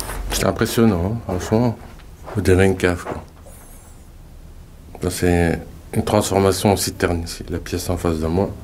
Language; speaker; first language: French; native; French